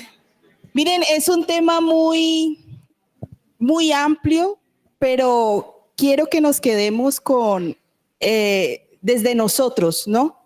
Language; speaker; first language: Spanish; native; Spanish